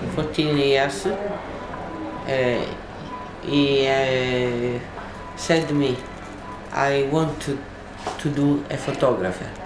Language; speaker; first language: English; non-native, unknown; Italian